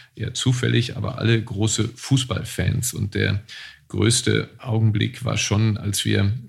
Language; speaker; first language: German; native; German